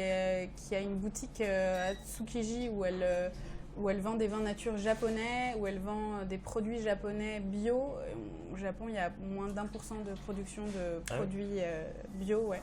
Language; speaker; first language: French; early bilingual, other home language; Persian